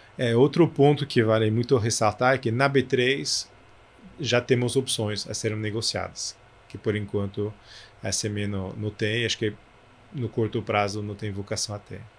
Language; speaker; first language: Portuguese; non-native, fluent; French